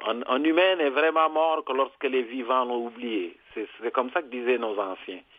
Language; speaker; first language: French; non-native, local second language; Serer